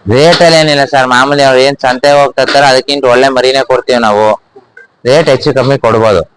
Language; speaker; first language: Kannada; native; Kannada